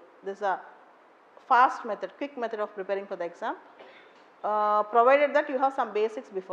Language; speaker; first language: English; non-native, local second language; Telugu